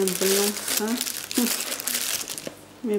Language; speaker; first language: French; native; French